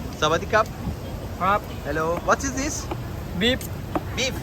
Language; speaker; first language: English; non-native, learner; Turkish